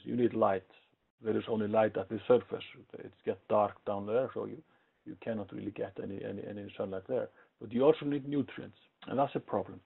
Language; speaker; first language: English; non-native, fluent; Icelandic